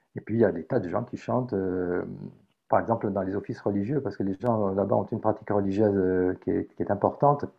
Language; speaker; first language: French; native; French